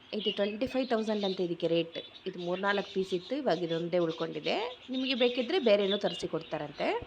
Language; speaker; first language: Kannada; non-native, local second language; Malayalam